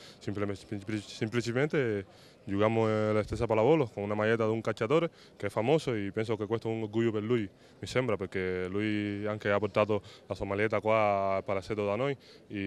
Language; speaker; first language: Italian; non-native, fluent; Spanish